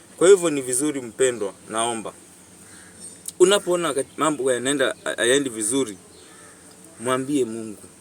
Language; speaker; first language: Swahili; non-native, local second language; Kamba